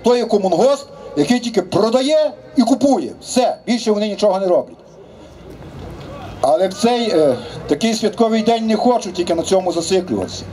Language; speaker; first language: Ukrainian; native; Ukrainian